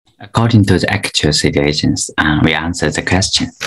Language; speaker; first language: English; non-native, fluent; Chinese